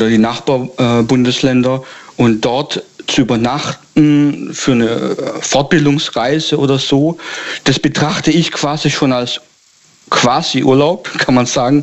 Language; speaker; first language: German; native; German